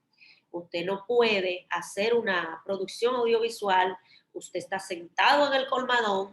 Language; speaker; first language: Spanish; native; Spanish